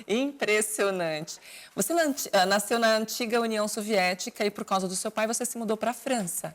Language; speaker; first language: Portuguese; native; Portuguese